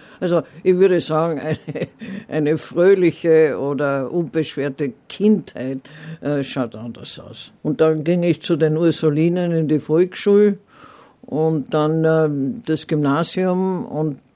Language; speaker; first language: German; native; German